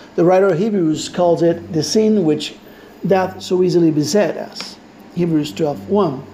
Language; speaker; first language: English; non-native, fluent; Spanish